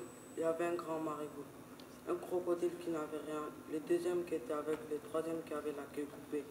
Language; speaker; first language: French; non-native, learner; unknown